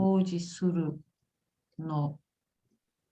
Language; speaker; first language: Japanese; non-native, learner; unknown